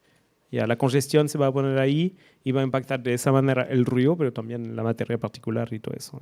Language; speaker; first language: Spanish; non-native, fluent; French